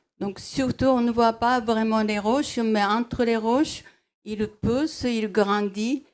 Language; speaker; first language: French; non-native, fluent; Japanese